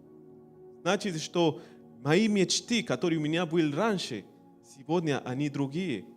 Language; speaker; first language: Russian; non-native, learner; Spanish